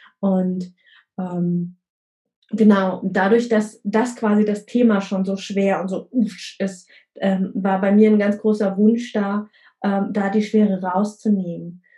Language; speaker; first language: German; early bilingual, other home language; Vietnamese